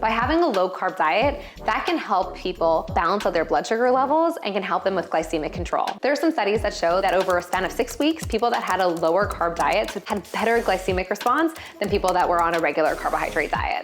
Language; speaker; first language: English; native; English